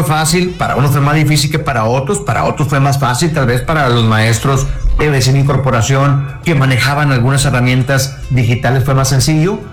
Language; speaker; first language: Spanish; native; Spanish